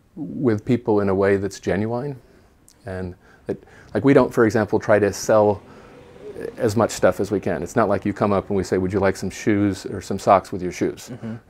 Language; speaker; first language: English; native; English